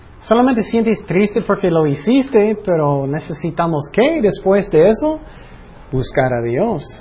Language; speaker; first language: Spanish; non-native, fluent; English